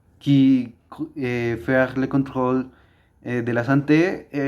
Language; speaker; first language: French; non-native, learner; Spanish